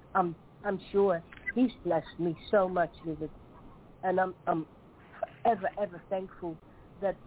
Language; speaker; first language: English; non-native, fluent; Dutch